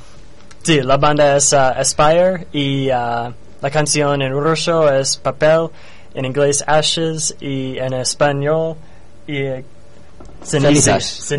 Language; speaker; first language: Spanish; non-native, learner; English